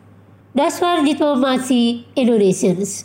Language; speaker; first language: German; non-native, learner; Indonesian